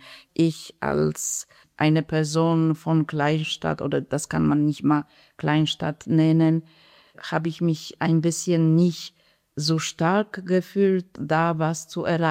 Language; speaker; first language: German; non-native, fluent; Polish